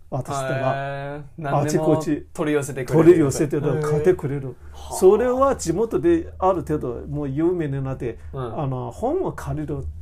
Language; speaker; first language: Japanese; non-native, fluent; Chinese